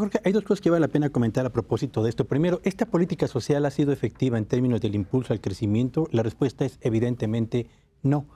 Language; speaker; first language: Spanish; native; Spanish